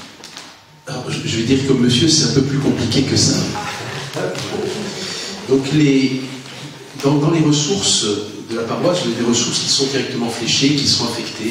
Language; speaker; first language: French; native; French